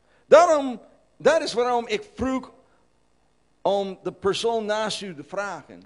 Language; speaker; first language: Dutch; non-native, learner; English